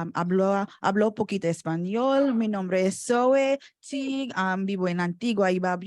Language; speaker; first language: Spanish; non-native, learner; English